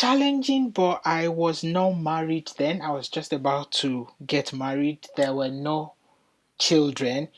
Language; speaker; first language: English; non-native, local second language; Yoruba